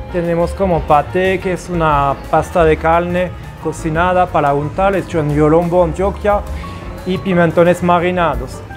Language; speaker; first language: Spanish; non-native, fluent; French